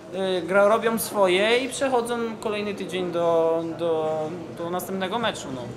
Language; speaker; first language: Polish; native; Polish